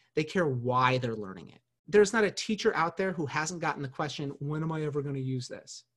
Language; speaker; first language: English; native; English